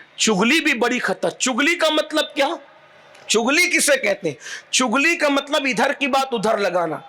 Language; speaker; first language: Urdu; native; Urdu